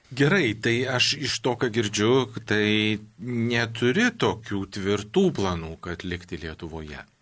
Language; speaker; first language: Lithuanian; native; Lithuanian